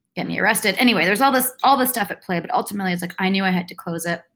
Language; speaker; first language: English; native; English